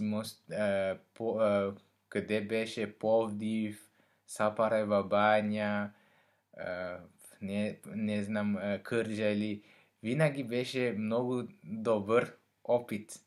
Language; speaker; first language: Bulgarian; non-native, learner; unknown